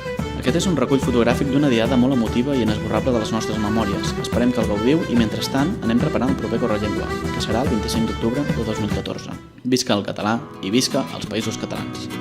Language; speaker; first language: Catalan; native; Catalan